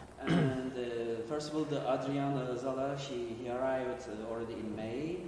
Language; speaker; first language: English; non-native, learner; Turkish